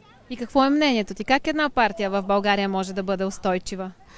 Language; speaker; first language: Bulgarian; native; Bulgarian